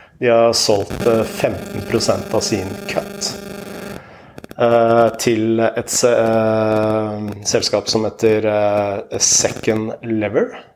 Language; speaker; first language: Norwegian; native; Norwegian